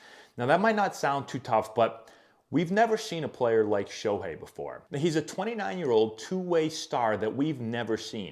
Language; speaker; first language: English; native; English